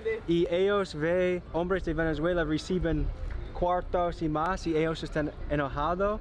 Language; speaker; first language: Spanish; non-native, learner; English